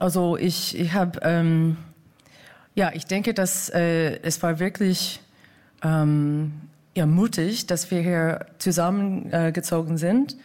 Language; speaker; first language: German; non-native, fluent; English